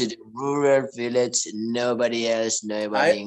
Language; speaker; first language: English; non-native, learner; Indonesian